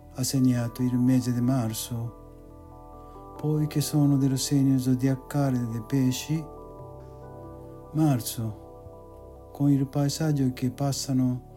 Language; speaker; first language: Italian; non-native, fluent; Japanese